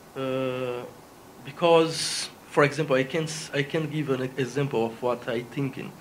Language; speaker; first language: English; non-native, fluent; Spanish